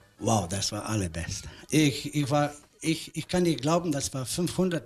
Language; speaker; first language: German; non-native, learner; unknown